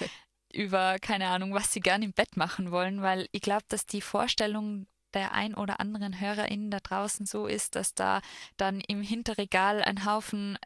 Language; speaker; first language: German; native; German